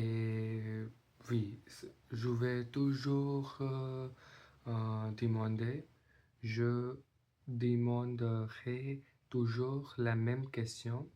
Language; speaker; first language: French; non-native, learner; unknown